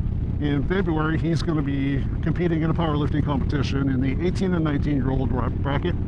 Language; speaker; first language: English; native; English